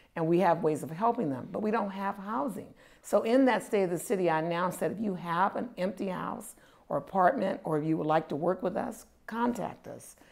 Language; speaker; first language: English; native; English